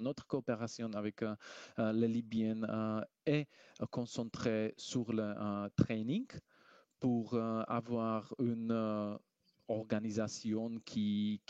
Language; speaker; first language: French; non-native, fluent; Slovak